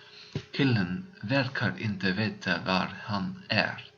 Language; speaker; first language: Swedish; non-native, learner; Dutch